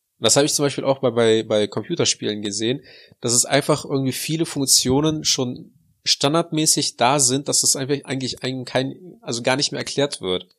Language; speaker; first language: German; early bilingual, other home language; Russian